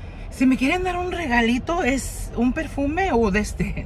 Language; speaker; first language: Spanish; early bilingual, heritage; Spanish